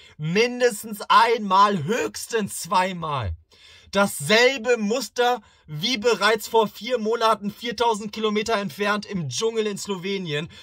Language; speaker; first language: German; early bilingual, other home language; Bosnian